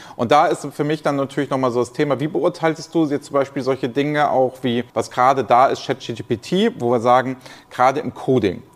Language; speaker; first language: German; native; German